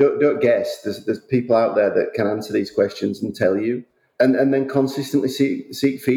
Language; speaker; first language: English; native; English